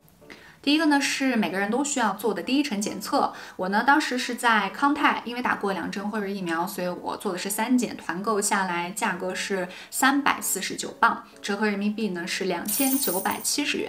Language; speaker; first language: Chinese; native; Chinese